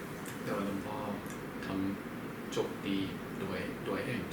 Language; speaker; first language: Thai; non-native, learner; English